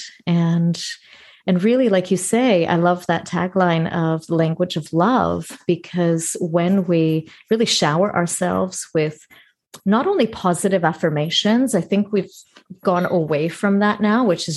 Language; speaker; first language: English; native; English